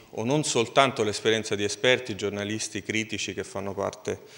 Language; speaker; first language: Italian; native; Italian